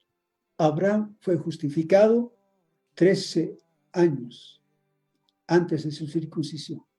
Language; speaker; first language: Spanish; native; Spanish